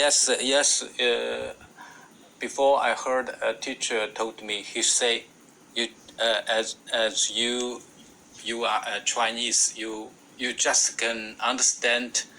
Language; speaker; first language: English; non-native, learner; Chinese